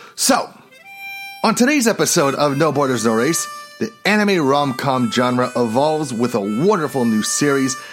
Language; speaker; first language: English; native; English